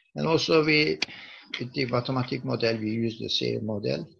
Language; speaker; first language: English; non-native, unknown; Turkish